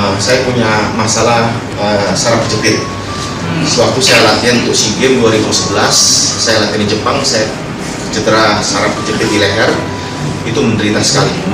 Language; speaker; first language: Malay; native; Malay